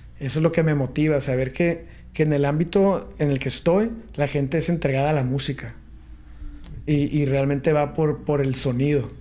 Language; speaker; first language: Spanish; native; Spanish